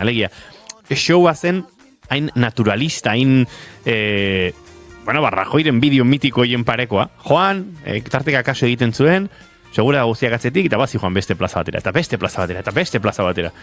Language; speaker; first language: Basque; native; Basque